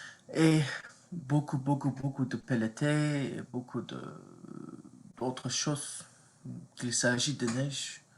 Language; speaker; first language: French; non-native, fluent; English